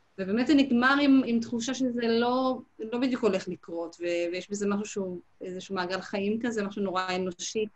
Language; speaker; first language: Hebrew; native; Hebrew